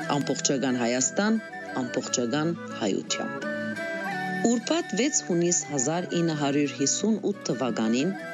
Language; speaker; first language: Armenian; early bilingual, heritage; Armenian